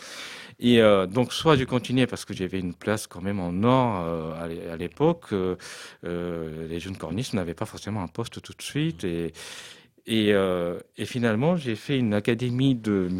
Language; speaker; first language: French; non-native, fluent; Japanese